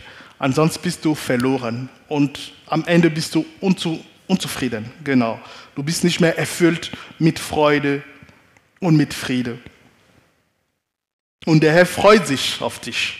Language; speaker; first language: German; non-native, fluent; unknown